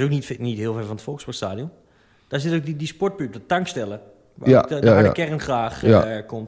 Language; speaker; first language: Dutch; native; Dutch